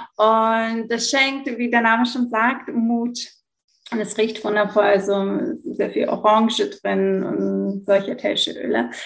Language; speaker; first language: German; early bilingual, heritage; German